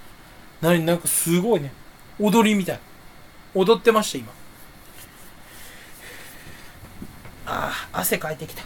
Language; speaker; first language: Japanese; native; Japanese